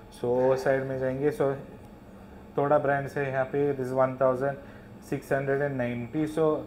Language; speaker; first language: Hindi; non-native, local second language; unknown